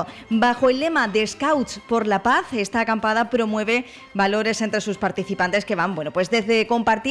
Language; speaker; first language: Spanish; native; Spanish